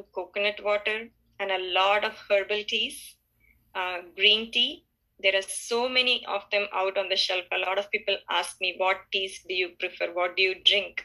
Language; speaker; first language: English; non-native, local second language; Tamil